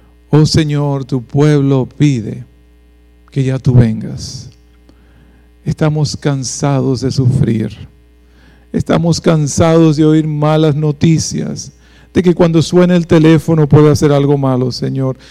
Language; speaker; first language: Spanish; native; Spanish